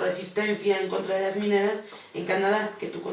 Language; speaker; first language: Spanish; native; Spanish